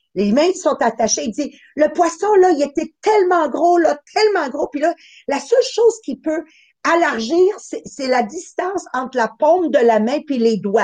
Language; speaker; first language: French; native; French